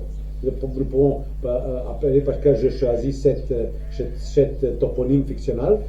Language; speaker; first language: French; non-native, learner; Croatian